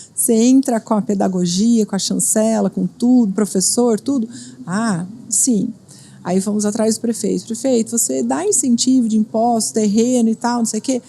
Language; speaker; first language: Portuguese; native; Portuguese